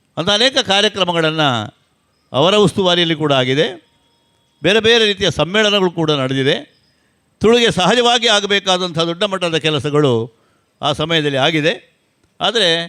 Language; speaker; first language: Kannada; non-native, local second language; Tulu